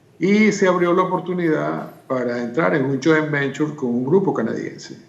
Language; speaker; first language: Spanish; native; Spanish